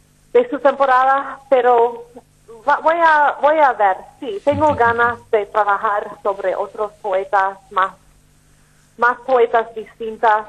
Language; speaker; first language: Spanish; non-native, fluent; English